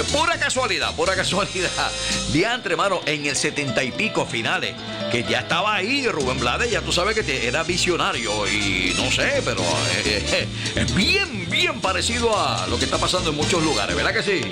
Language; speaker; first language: Spanish; native; Spanish